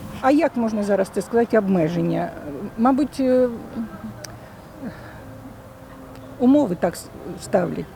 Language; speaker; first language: Ukrainian; non-native, local second language; Russian